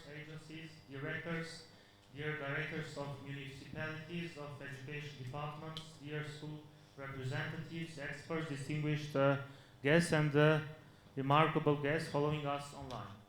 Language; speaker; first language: English; non-native, fluent; Albanian